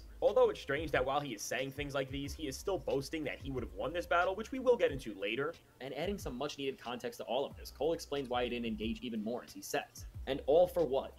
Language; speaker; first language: English; native; English